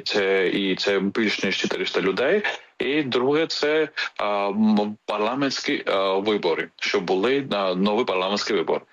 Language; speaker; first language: Ukrainian; non-native, fluent; Georgian